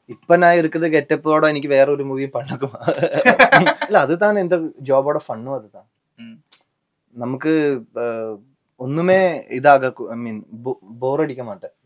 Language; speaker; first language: Tamil; non-native, learner; Malayalam